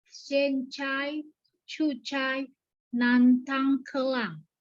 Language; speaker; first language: Chinese; non-native, learner; Indonesian